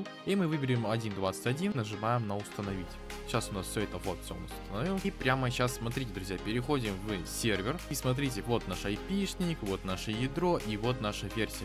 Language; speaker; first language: Russian; native; Russian